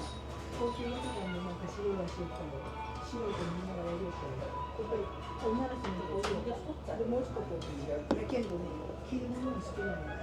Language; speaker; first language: Japanese; native; Japanese